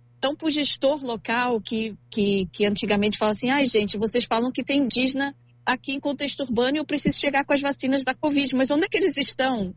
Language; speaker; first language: Portuguese; native; Portuguese